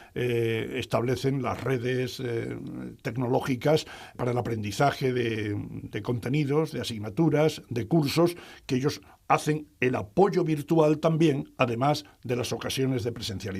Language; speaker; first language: Spanish; native; Spanish